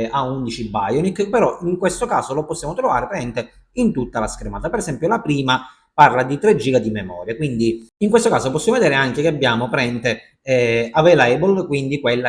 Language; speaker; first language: Italian; native; Italian